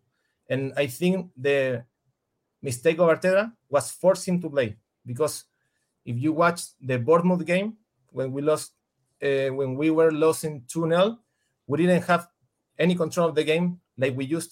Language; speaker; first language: English; non-native, fluent; Spanish